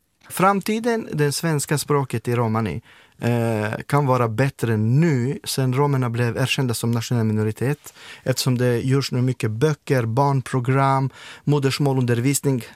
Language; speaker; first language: Swedish; non-native, fluent; Romany